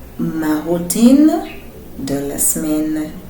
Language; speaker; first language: French; non-native, fluent; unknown